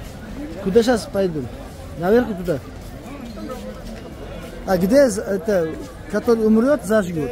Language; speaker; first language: Russian; non-native, learner; Uzbek